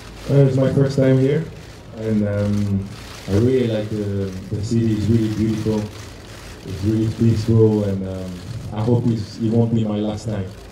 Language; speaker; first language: English; non-native, fluent; French